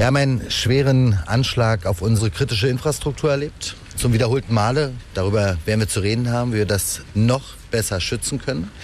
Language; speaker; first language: German; native; German